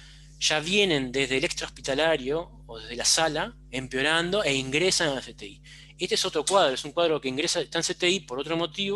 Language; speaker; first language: Spanish; native; Spanish